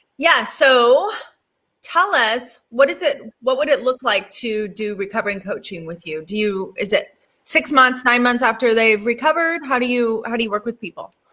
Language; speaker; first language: English; native; English